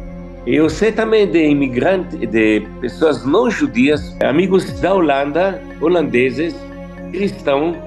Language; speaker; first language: Portuguese; non-native, fluent; Hebrew